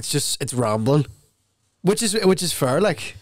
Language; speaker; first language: English; native; English